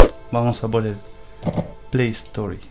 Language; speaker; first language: Spanish; native; Spanish